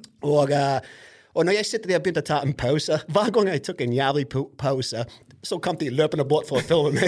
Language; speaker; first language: Norwegian; non-native, fluent; English